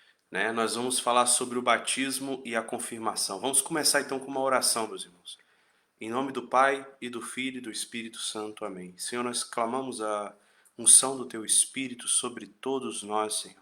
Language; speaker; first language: Portuguese; native; Portuguese